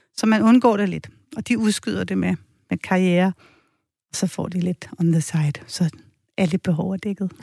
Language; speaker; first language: Danish; native; Danish